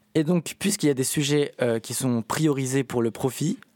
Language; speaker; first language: French; native; French